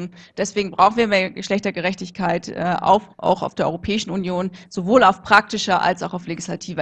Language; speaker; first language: German; native; German